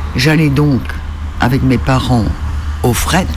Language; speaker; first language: French; native; French